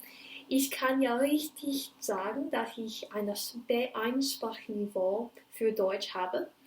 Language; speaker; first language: German; non-native, learner; English